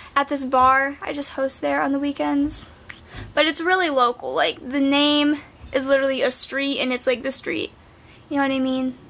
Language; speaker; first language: English; native; English